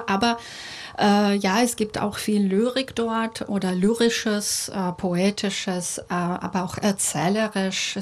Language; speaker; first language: German; non-native, fluent; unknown